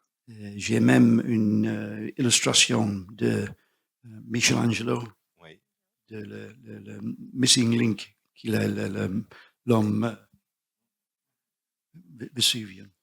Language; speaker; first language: French; non-native, learner; English